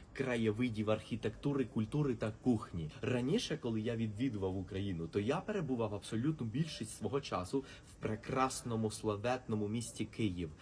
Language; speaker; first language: Ukrainian; early bilingual, heritage; Spanish